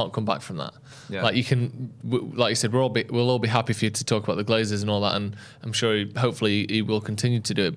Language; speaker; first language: English; native; English